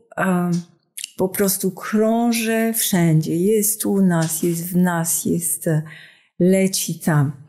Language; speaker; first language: Polish; non-native, fluent; French